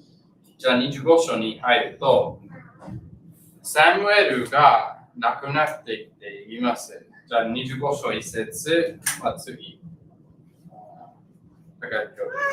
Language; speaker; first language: Japanese; non-native, learner; English